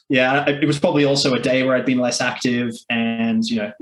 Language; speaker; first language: English; native; English